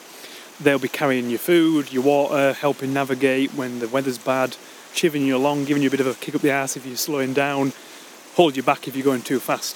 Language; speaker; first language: English; native; English